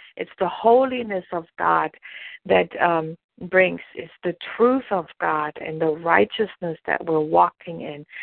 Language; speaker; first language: English; non-native, fluent; German